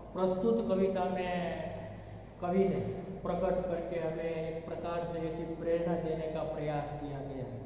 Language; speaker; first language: Hindi; non-native, local second language; Gujarati